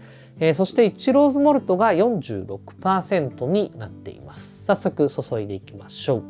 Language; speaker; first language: Japanese; native; Japanese